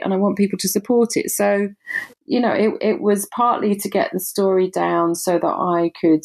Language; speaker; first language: English; native; English